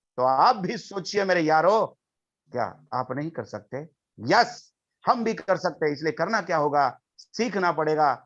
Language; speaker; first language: Hindi; non-native, local second language; Kannada